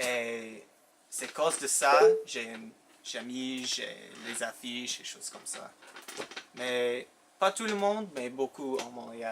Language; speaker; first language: French; non-native, local second language; English